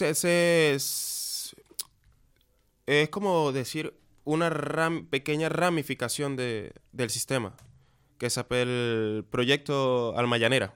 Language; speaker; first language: French; non-native, learner; Spanish